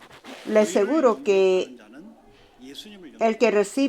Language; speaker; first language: Spanish; non-native, fluent; Korean